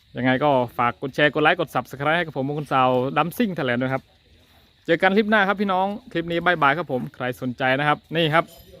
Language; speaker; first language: Thai; non-native, local second language; Northern Khmer